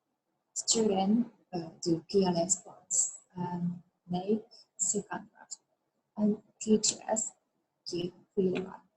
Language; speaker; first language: English; non-native, learner; Japanese